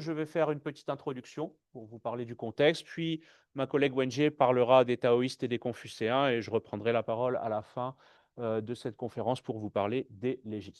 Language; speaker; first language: French; native; French